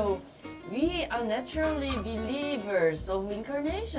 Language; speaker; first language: English; non-native, fluent; Korean